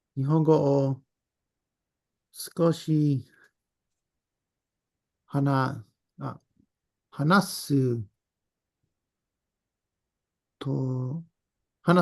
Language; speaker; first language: Japanese; non-native, learner; English